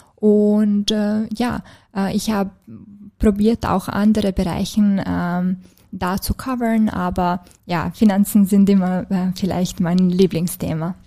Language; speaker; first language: German; non-native, fluent; Serbian